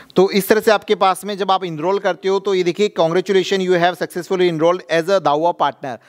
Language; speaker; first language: Hindi; non-native, local second language; Gujarati